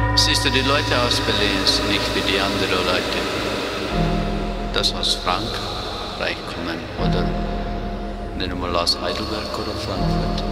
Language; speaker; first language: German; non-native, learner; English